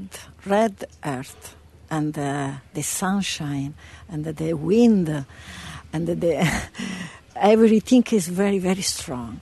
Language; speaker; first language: English; non-native, learner; Italian